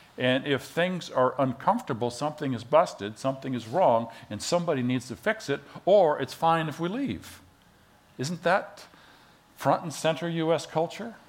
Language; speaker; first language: English; native; English